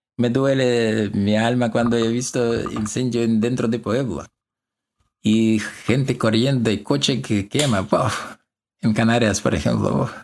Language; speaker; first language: Spanish; non-native, learner; Russian